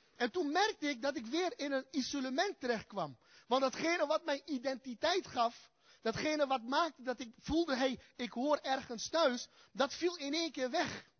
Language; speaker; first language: Dutch; early bilingual, other home language; Turkish